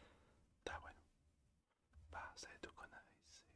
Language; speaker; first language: Basque; non-native, learner; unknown